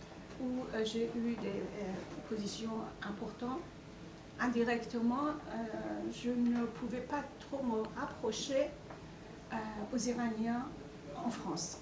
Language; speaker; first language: French; non-native, fluent; Persian